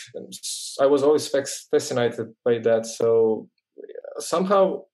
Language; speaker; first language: English; non-native, fluent; Croatian